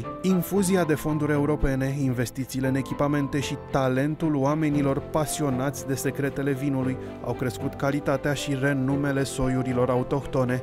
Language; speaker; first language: Romanian; native; Romanian